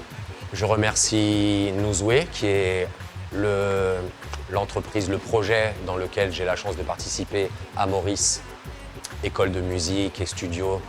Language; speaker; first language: French; native; French